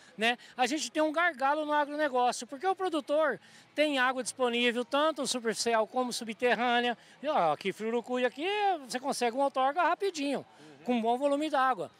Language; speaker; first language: Portuguese; native; Portuguese